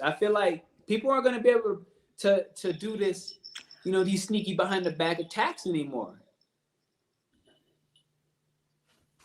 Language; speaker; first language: English; native; English